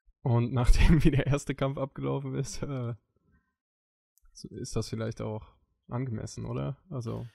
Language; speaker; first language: German; native; German